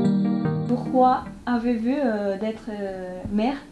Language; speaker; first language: French; non-native, learner; Spanish